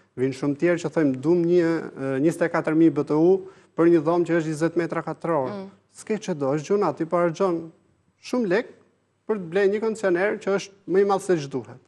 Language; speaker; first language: Albanian; native; Albanian